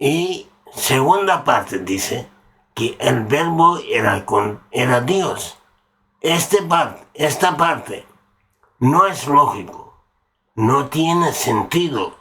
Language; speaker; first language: Spanish; non-native, learner; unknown